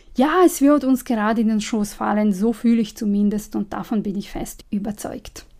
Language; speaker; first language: German; non-native, fluent; Serbian